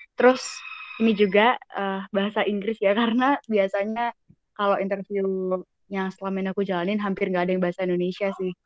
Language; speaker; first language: Indonesian; native; Indonesian